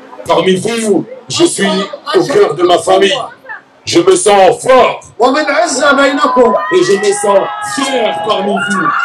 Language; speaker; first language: French; non-native, fluent; Arabic